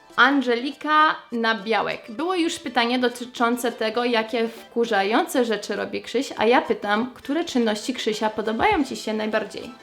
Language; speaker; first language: Polish; early bilingual, heritage; English